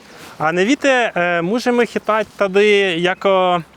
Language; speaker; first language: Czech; non-native, learner; Ukrainian